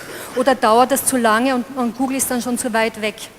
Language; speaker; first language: German; native; German